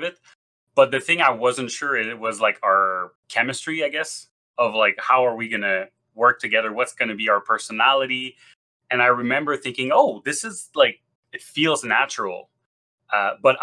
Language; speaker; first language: English; non-native, fluent; French